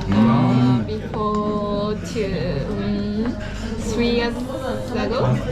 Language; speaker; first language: English; non-native, learner; Japanese